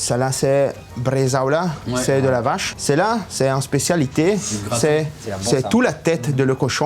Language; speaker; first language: French; non-native, learner; Italian